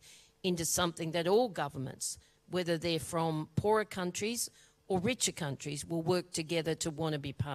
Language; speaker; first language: English; native; English